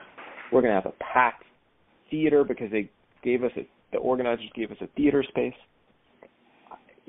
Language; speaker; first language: English; native; English